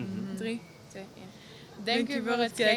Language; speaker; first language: Dutch; early bilingual, heritage; Kinyarwanda